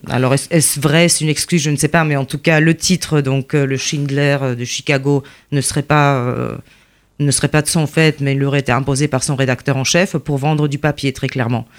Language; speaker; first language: French; non-native, fluent; Polish